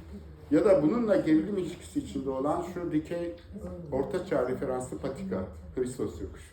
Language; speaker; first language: Turkish; native; Turkish